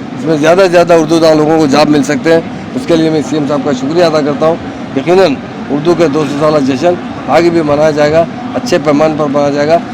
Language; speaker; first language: Urdu; native; Urdu